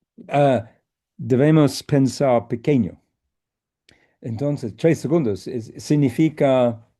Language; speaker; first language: Spanish; non-native, fluent; English